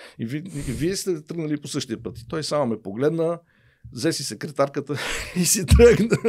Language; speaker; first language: Bulgarian; native; Bulgarian